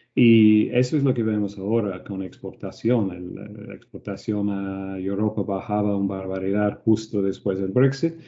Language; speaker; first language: Spanish; non-native, fluent; English